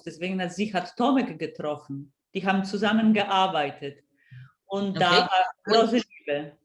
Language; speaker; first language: German; non-native, fluent; Polish